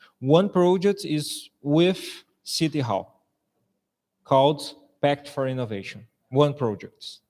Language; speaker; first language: English; non-native, fluent; Portuguese